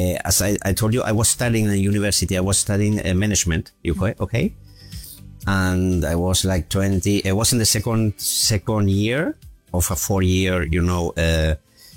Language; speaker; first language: English; non-native, fluent; German